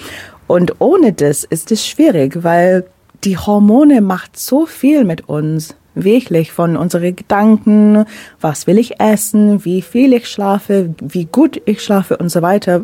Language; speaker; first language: German; non-native, fluent; English